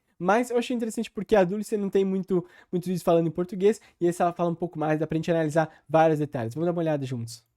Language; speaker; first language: Portuguese; native; Portuguese